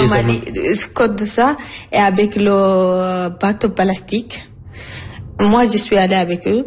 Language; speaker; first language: French; non-native, learner; Arabic